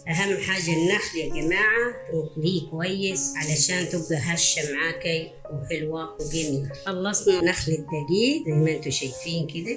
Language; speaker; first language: Arabic; native; Arabic